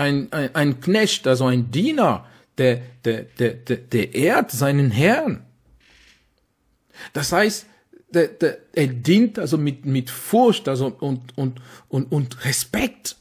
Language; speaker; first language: German; non-native, fluent; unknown